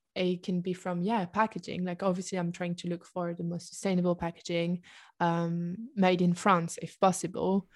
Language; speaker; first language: English; non-native, fluent; French